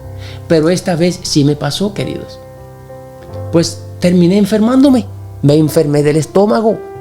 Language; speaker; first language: Spanish; native; Spanish